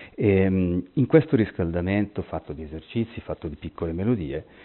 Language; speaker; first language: Italian; native; Italian